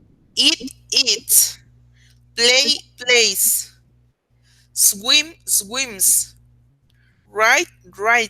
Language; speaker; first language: English; non-native, learner; Spanish